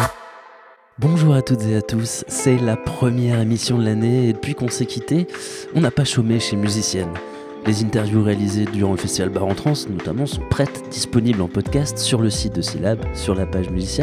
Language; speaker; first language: French; native; French